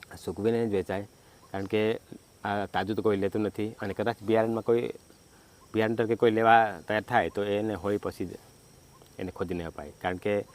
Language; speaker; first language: Gujarati; non-native, local second language; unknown